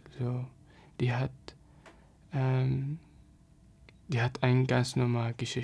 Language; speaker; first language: German; non-native, learner; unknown